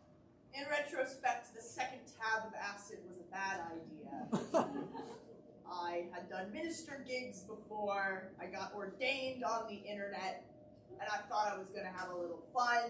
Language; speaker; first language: English; native; English